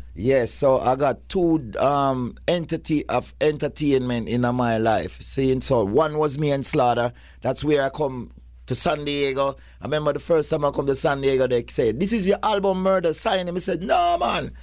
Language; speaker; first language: English; non-native, local second language; Jamaican Creole English